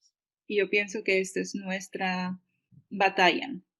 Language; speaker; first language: Spanish; early bilingual, heritage; Spanish